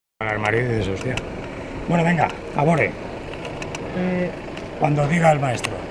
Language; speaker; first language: Spanish; native; Spanish